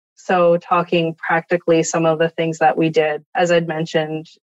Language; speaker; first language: English; native; English